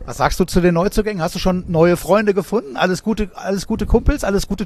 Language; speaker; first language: German; native; German